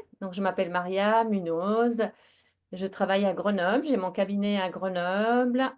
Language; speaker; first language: French; native; French